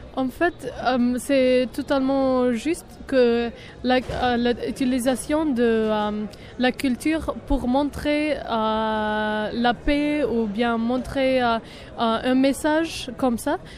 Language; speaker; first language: French; non-native, fluent; Arabic